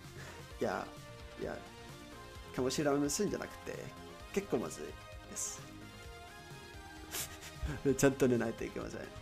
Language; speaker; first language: Japanese; non-native, learner; Spanish